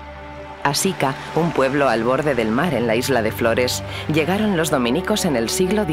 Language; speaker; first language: Spanish; native; Spanish